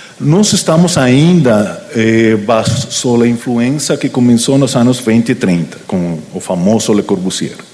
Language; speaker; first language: Portuguese; non-native, learner; Spanish